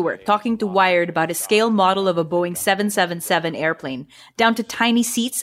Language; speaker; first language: English; non-native, local second language; Filipino